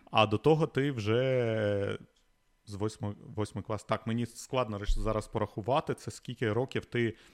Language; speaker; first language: Ukrainian; native; Ukrainian